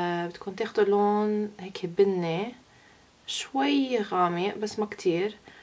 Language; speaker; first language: Arabic; early bilingual, heritage; Arabic